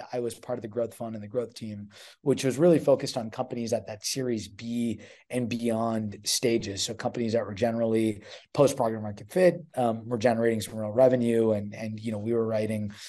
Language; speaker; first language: English; native; English